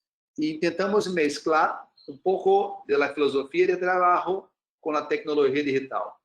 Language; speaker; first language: Spanish; non-native, learner; Portuguese